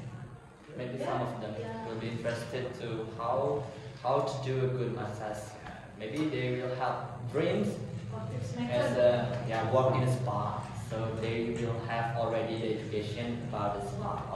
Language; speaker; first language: English; non-native, local second language; Balinese